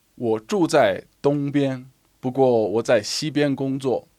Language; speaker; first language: Chinese; non-native, fluent; Afrikaans